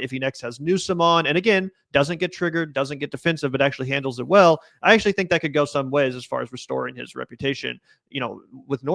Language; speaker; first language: English; native; English